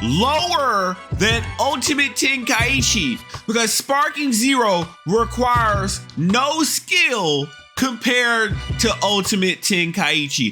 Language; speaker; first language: English; native; English